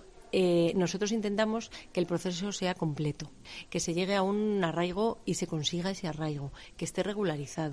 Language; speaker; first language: Spanish; native; Spanish